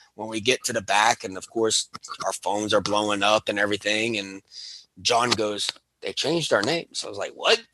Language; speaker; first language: English; native; English